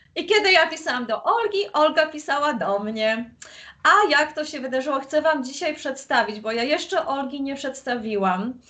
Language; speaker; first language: Polish; native; Polish